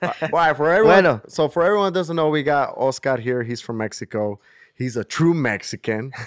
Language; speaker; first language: English; early bilingual, other home language; Spanish